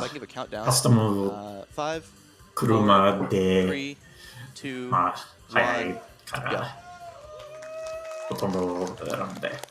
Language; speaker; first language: Japanese; non-native, learner; English